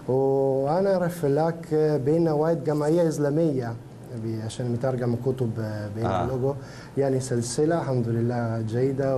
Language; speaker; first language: Arabic; non-native, learner; Italian